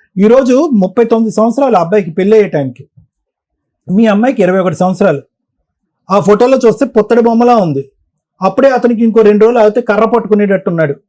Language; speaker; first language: Telugu; native; Telugu